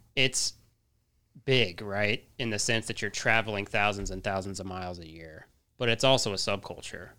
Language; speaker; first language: English; native; English